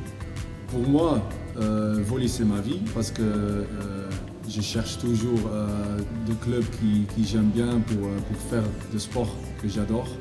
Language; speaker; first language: French; non-native, learner; Dutch